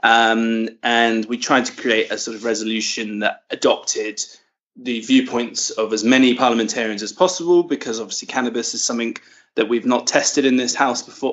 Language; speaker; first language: English; native; English